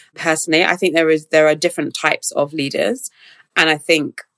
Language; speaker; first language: English; native; English